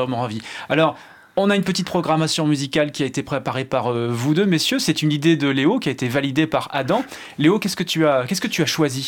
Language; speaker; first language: French; native; French